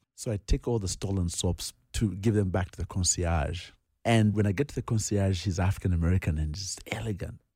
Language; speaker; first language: English; non-native, local second language; Ganda